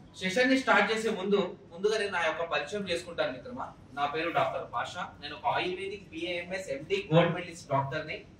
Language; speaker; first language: Telugu; non-native, local second language; Hindi